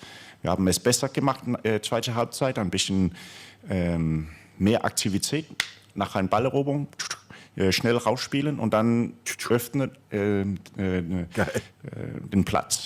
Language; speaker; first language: German; non-native, fluent; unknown